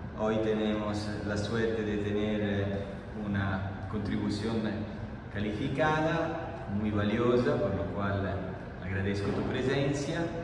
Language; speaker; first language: Spanish; non-native, fluent; Italian